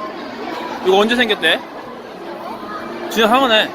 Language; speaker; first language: Korean; native; Korean